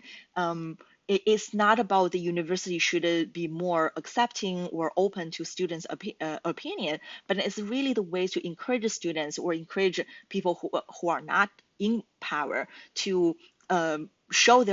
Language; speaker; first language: English; non-native, fluent; Chinese